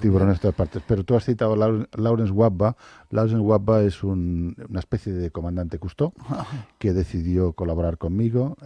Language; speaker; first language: Spanish; native; Spanish